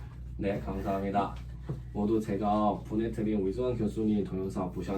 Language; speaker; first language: Korean; non-native, learner; Chinese